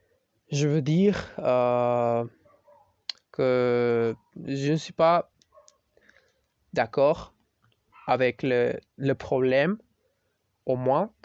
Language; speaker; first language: French; non-native, learner; Spanish